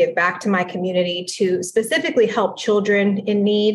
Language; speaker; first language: English; early bilingual, other home language; Spanish